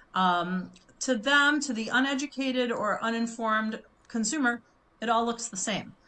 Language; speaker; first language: English; native; English